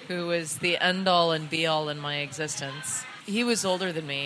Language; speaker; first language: English; native; English